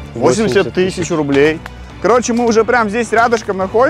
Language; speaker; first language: Russian; native; Russian